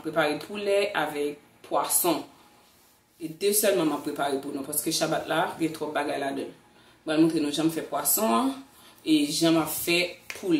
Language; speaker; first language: French; non-native, learner; Haitian Creole